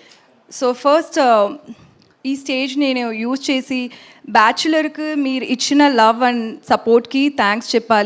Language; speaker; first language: Telugu; non-native, learner; Tamil